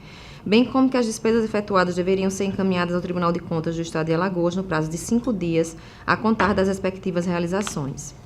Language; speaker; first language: Portuguese; native; Portuguese